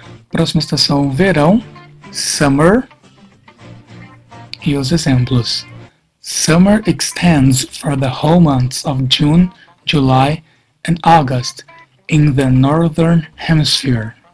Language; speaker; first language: English; non-native, fluent; Portuguese